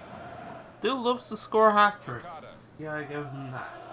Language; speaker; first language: English; native; English